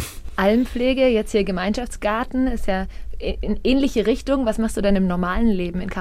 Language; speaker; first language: German; native; German